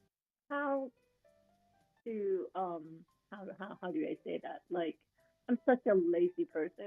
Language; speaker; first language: English; non-native, fluent; Thai